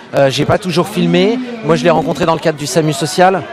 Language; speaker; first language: French; native; French